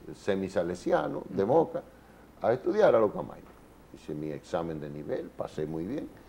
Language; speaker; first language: Spanish; native; Spanish